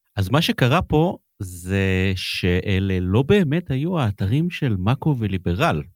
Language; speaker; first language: Hebrew; native; Hebrew